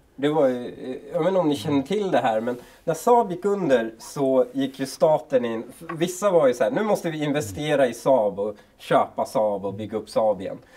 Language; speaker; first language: Swedish; early bilingual, other home language; Persian